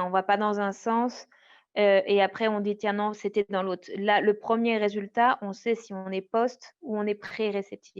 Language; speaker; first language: French; native; French